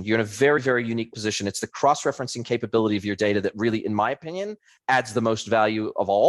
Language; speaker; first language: English; native; English